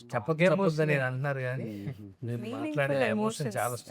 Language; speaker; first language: Telugu; native; Telugu